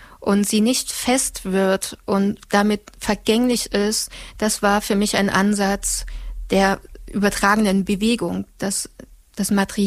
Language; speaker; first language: German; native; German